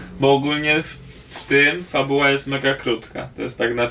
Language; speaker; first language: Polish; native; Polish